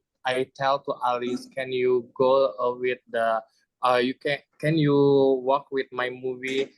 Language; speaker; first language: English; non-native, learner; Indonesian